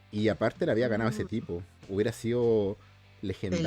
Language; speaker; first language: Spanish; native; Spanish